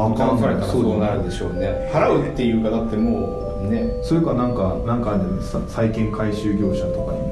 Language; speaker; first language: Japanese; native; Japanese